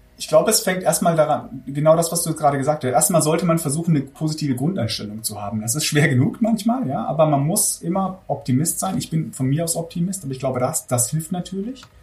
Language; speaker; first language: German; early bilingual, other home language; Armenian